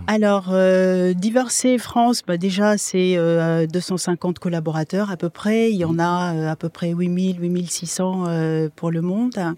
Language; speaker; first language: French; non-native, local second language; Wolof